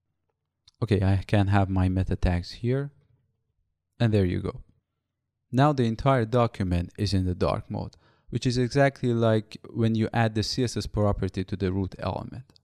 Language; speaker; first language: English; non-native, fluent; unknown